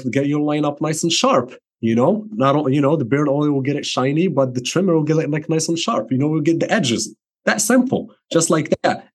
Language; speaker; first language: English; non-native, fluent; Arabic